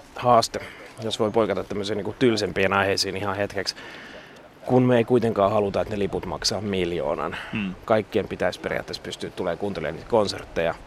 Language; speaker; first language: Finnish; native; Finnish